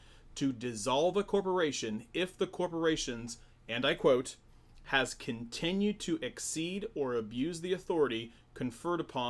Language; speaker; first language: English; native; English